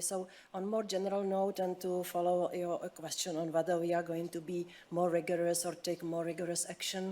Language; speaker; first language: English; non-native, fluent; Czech